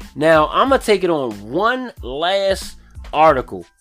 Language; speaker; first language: English; native; English